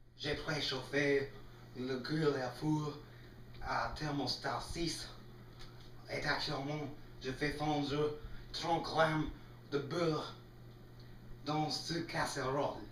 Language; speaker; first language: French; non-native, learner; English